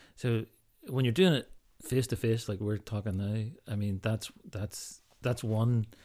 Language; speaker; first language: English; native; English